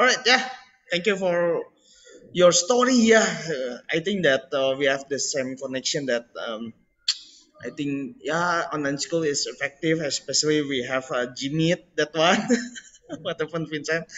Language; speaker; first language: English; non-native, learner; Indonesian